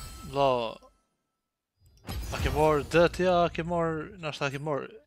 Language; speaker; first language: English; non-native, learner; Albanian